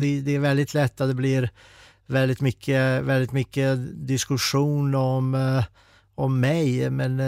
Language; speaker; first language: Swedish; non-native, fluent; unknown